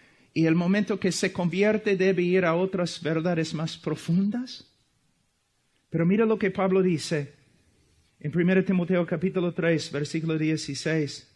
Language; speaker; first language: Spanish; non-native, fluent; English